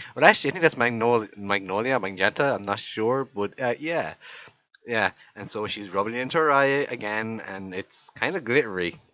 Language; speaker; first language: English; native; English